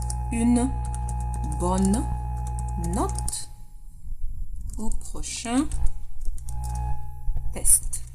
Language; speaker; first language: French; non-native, fluent; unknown